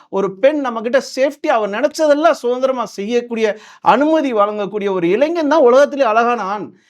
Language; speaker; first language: Tamil; non-native, local second language; Telugu